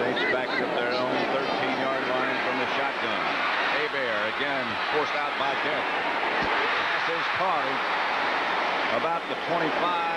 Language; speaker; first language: English; native; English